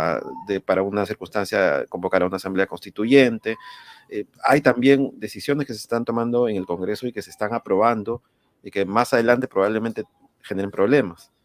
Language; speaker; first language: Spanish; native; Spanish